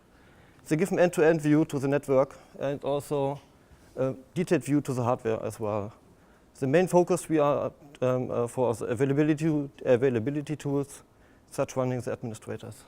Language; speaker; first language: English; non-native, fluent; German